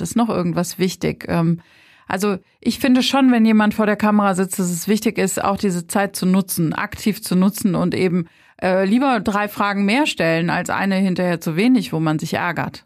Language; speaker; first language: German; native; German